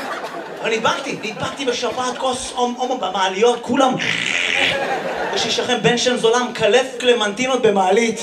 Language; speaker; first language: Hebrew; native; Hebrew